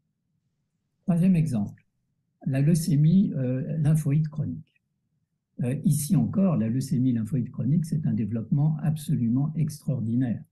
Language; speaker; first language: French; native; French